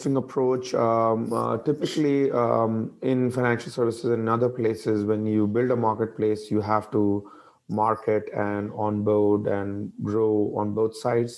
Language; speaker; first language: English; non-native, local second language; Hindi